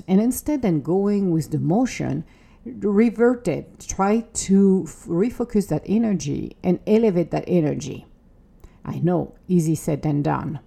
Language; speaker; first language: English; non-native, fluent; French